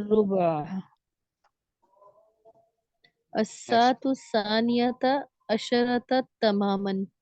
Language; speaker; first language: Arabic; non-native, learner; Urdu